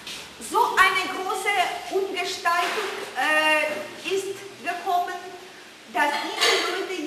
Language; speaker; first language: German; non-native, fluent; Russian